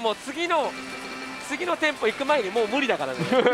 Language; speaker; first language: Japanese; native; Japanese